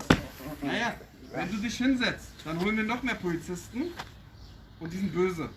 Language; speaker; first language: German; native; German